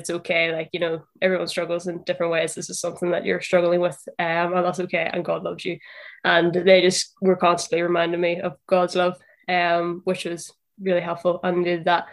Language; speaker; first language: English; native; English